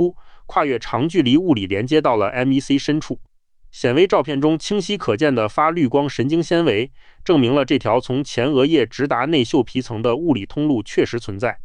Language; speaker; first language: Chinese; native; Chinese